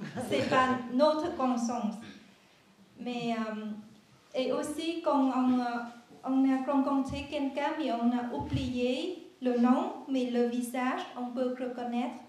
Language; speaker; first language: French; non-native, learner; Vietnamese